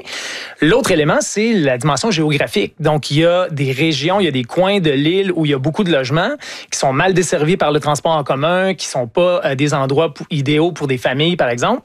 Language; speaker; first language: French; native; French